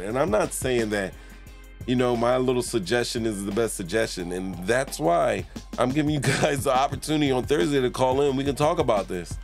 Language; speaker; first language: English; native; English